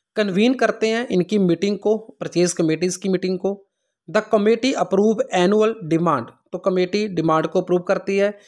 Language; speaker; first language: Hindi; non-native, local second language; Punjabi